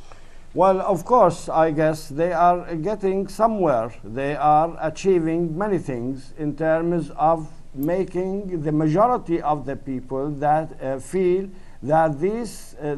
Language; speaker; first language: English; non-native, fluent; Arabic